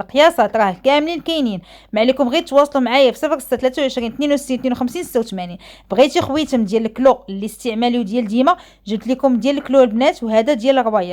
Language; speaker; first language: Arabic; native; Arabic